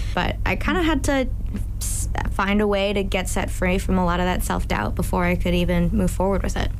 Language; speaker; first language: English; native; English